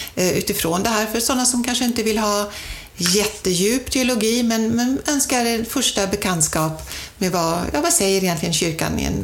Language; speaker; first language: Swedish; non-native, fluent; German